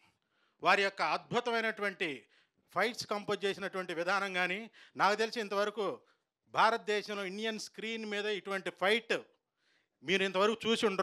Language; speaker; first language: Telugu; native; Telugu